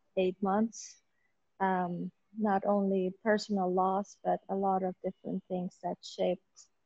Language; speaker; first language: English; native; English